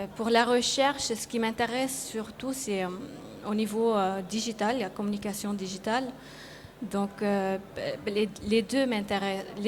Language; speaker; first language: French; non-native, local second language; Arabic